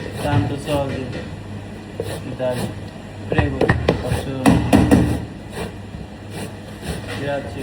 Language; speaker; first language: Italian; non-native, learner; Bangla